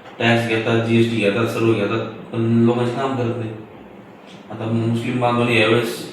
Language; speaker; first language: Marathi; native; Marathi